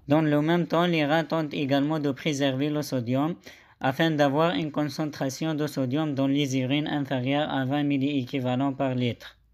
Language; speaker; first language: French; non-native, local second language; Arabic